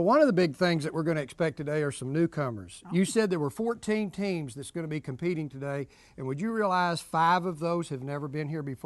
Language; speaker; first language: English; native; English